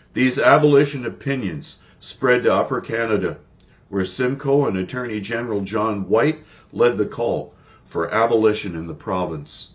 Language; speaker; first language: English; native; English